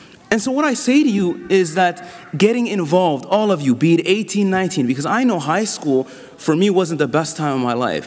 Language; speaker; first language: English; native; English